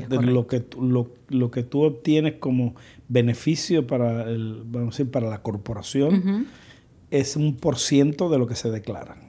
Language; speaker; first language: Spanish; native; Spanish